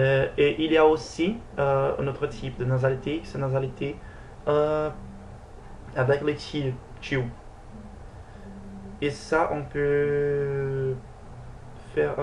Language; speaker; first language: French; non-native, fluent; Portuguese